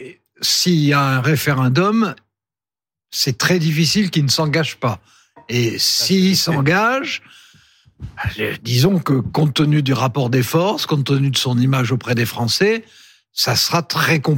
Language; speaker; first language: French; native; French